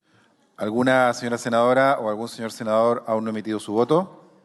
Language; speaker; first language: Spanish; native; Spanish